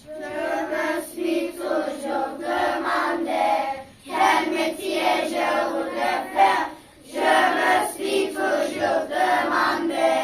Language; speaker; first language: French; non-native, learner; Turkish